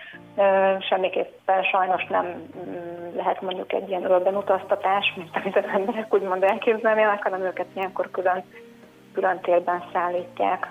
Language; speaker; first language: Hungarian; native; Hungarian